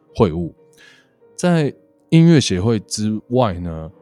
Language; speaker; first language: Chinese; native; Chinese